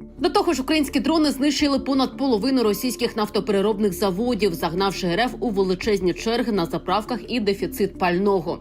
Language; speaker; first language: Ukrainian; native; Ukrainian